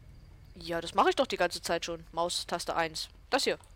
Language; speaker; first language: German; native; German